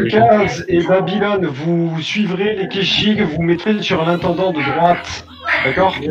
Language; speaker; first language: French; native; French